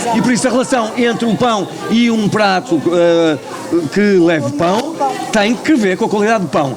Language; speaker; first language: Portuguese; native; Portuguese